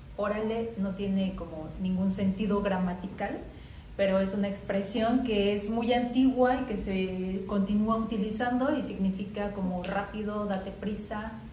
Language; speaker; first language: Spanish; native; Spanish